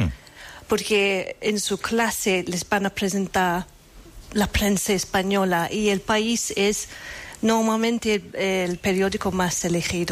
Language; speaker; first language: Spanish; non-native, fluent; English